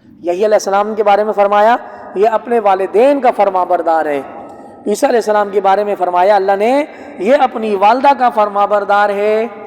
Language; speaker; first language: Urdu; non-native, local second language; Punjabi